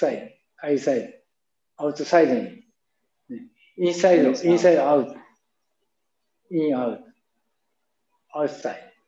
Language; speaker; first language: Japanese; native; Japanese